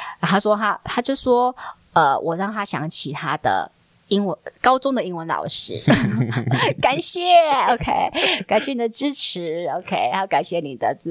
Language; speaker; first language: Chinese; native; Chinese